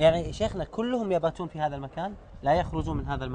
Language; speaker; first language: Arabic; native; Arabic